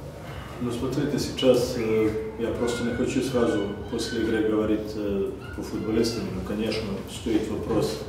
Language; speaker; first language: Russian; non-native, fluent; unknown